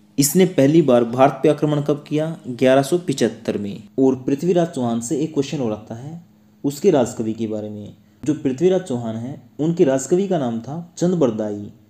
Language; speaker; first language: Hindi; native; Hindi